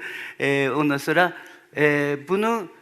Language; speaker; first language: Turkish; non-native, learner; Japanese